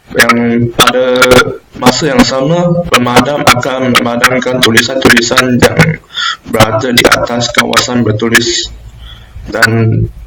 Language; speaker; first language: Malay; non-native, local second language; Chinese